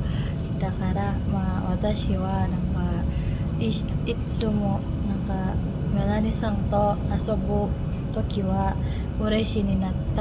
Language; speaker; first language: Japanese; non-native, learner; Indonesian